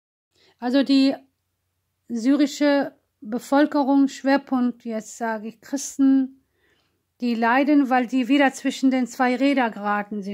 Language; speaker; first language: German; non-native, fluent; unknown